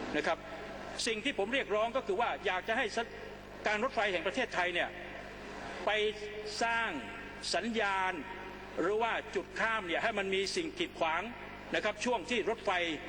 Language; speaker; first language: Thai; non-native, local second language; Pattani Malay